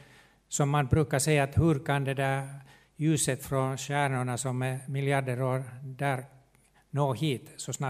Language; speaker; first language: Swedish; non-native, local second language; Finnish